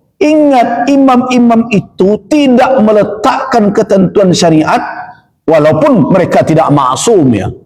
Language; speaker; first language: Malay; non-native, local second language; Minangkabau